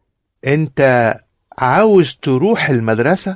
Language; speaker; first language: Arabic; non-native, learner; English